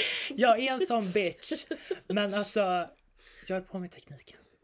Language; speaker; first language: Swedish; native; Swedish